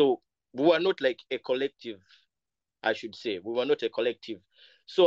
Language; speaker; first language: English; non-native, local second language; Bemba